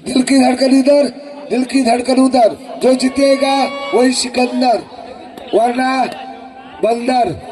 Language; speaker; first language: Hindi; non-native, local second language; Marathi